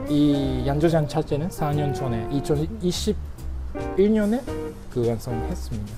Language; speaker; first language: Korean; non-native, fluent; Japanese